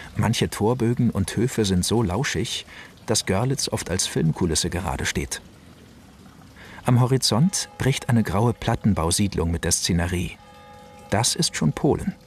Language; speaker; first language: German; native; German